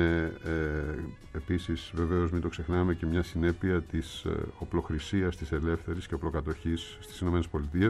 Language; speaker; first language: Greek; native; Greek